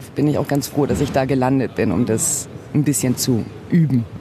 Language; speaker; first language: German; early bilingual, other home language; Portuguese